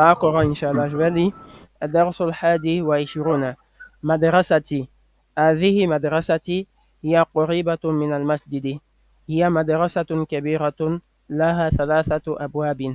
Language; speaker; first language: Arabic; non-native, fluent; French